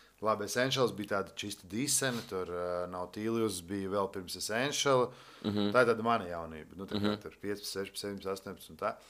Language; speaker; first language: Latvian; native; Latvian